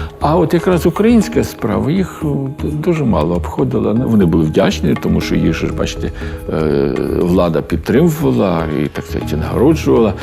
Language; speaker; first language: Ukrainian; native; Ukrainian